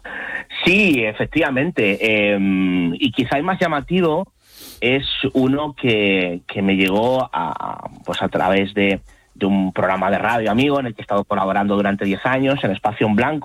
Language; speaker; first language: Spanish; native; Spanish